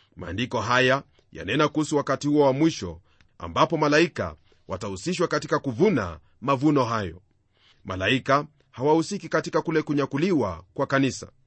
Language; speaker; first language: Swahili; non-native, local second language; Luyia